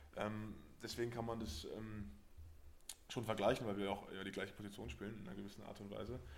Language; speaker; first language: German; native; German